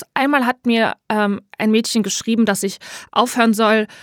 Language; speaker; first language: German; native; German